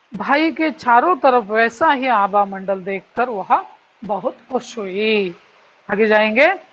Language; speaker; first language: Hindi; non-native, local second language; Kannada